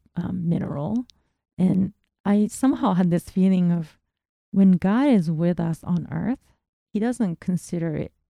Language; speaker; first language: English; non-native, fluent; Japanese